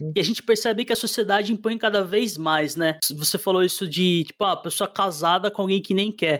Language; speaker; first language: Portuguese; native; Portuguese